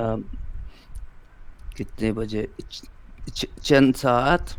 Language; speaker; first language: Persian; non-native, learner; Urdu